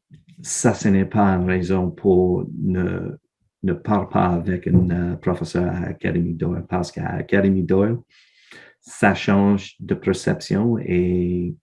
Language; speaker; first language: French; non-native, learner; English